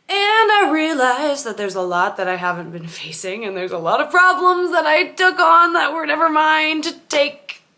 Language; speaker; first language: English; native; English